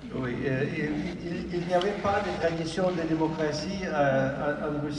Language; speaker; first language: French; non-native, fluent; Ukrainian